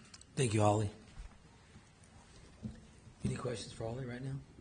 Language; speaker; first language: English; native; English